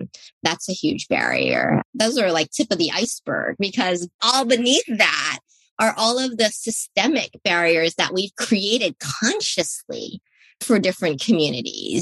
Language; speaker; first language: English; native; English